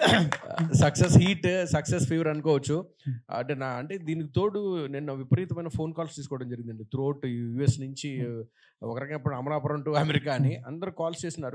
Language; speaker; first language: Telugu; native; Telugu